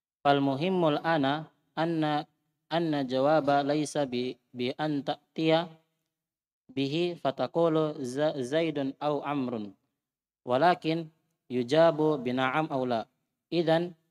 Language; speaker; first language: Arabic; non-native, fluent; Indonesian